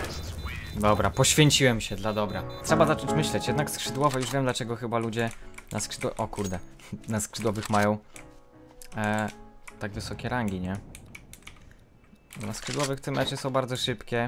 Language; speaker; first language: Polish; native; Polish